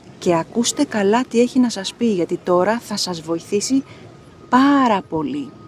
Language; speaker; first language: Greek; native; Greek